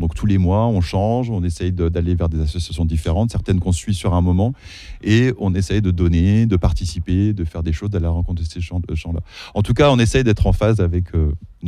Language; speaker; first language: French; early bilingual, other home language; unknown